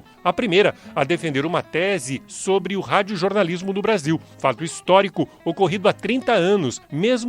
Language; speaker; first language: Portuguese; native; Portuguese